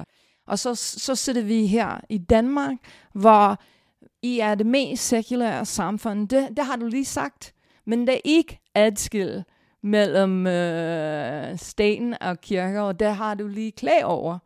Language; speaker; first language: Danish; non-native, fluent; English